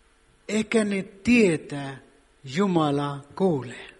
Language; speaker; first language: Finnish; non-native, fluent; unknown